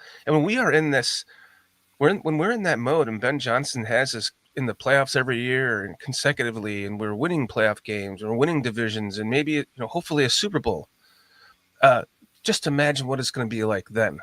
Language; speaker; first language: English; native; English